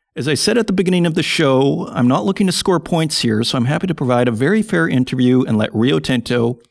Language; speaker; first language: English; native; English